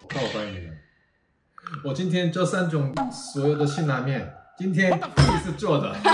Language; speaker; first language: Chinese; non-native, fluent; Korean